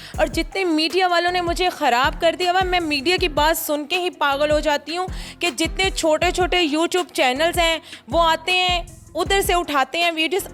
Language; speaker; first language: Urdu; non-native, local second language; Punjabi